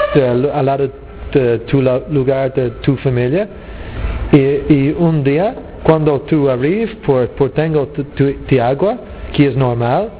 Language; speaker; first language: Spanish; non-native, learner; English